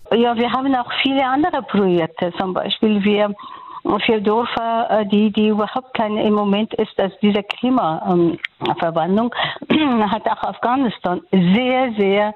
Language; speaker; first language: German; non-native, fluent; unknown